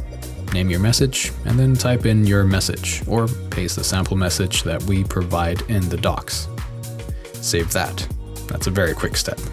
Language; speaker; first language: English; native; English